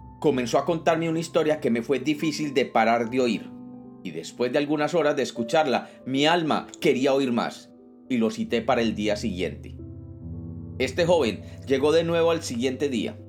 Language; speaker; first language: Spanish; native; Spanish